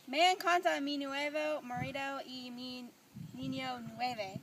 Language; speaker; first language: Spanish; non-native, learner; English